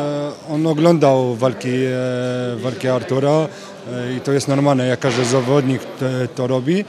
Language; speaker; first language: Polish; early bilingual, heritage; Polish